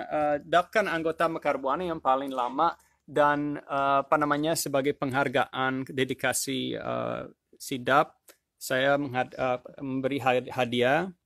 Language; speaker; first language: Indonesian; non-native, fluent; English